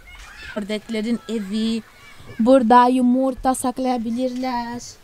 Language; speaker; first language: Turkish; non-native, fluent; Portuguese